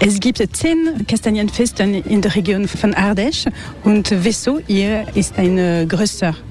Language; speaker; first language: German; non-native, learner; French